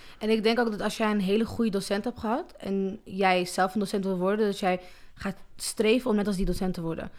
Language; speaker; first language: Dutch; early bilingual, other home language; Arabic